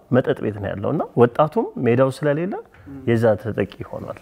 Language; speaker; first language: Amharic; native; Amharic